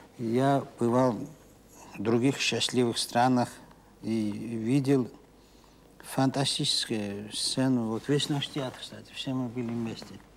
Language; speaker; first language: Russian; non-native, local second language; Georgian